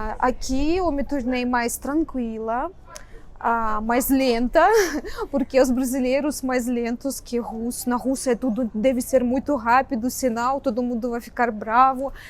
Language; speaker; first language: Portuguese; non-native, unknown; Russian